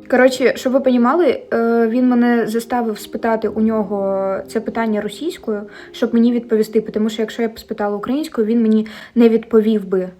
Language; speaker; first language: Ukrainian; non-native, local second language; Russian